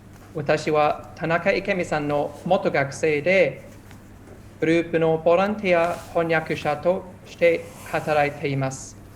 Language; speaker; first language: Japanese; non-native, fluent; English